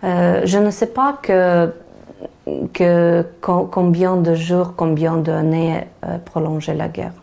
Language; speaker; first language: French; non-native, learner; Ukrainian